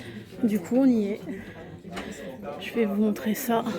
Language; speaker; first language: French; native; French